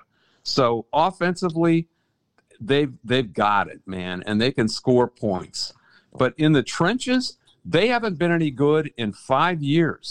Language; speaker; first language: English; native; English